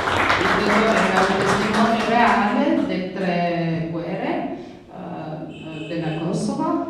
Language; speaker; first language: Italian; non-native, learner; Albanian